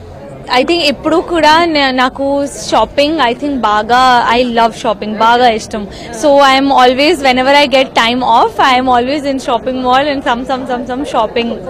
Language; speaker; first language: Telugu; non-native, learner; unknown